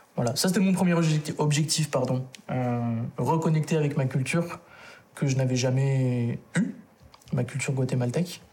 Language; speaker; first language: French; native; French